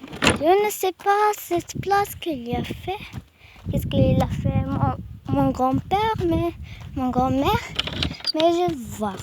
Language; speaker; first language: French; non-native, learner; Arabic